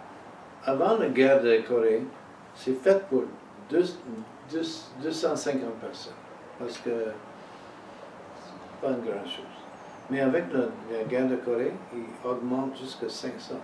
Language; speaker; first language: French; non-native, learner; English